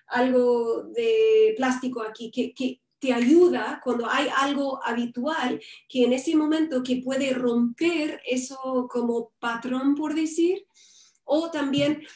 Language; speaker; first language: Spanish; non-native, fluent; English